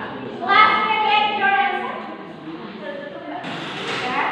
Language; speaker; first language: English; non-native, learner; Indonesian